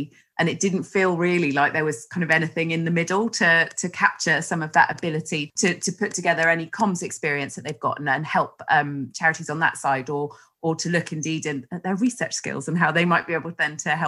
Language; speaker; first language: English; native; English